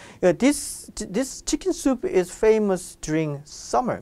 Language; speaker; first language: English; non-native, fluent; Korean